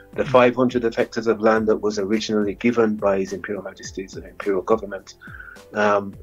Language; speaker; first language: English; native; English